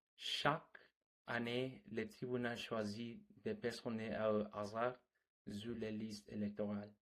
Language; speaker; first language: French; non-native, learner; English